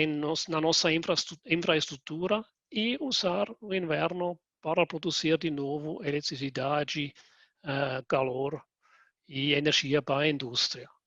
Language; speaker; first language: Portuguese; non-native, fluent; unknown